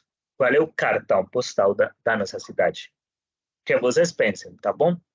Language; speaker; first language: Portuguese; non-native, fluent; Spanish